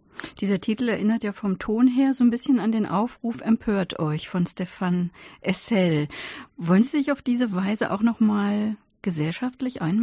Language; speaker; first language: German; native; German